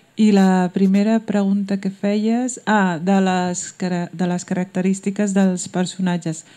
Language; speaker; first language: Catalan; early bilingual, other home language; Berber languages